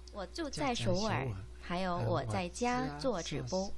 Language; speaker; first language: Chinese; non-native, learner; Korean